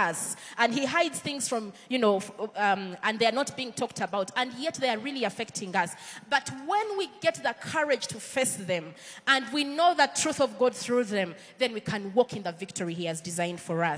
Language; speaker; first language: English; non-native, local second language; Ganda